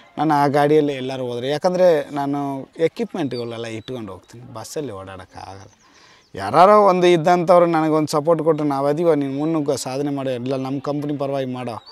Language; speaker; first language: Kannada; non-native, local second language; Tamil